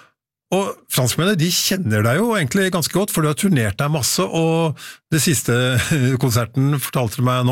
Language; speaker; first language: Norwegian; native; Norwegian